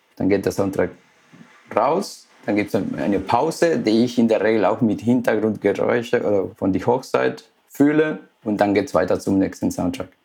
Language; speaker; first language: German; non-native, fluent; Spanish